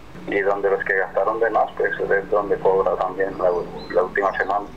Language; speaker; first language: Spanish; native; Spanish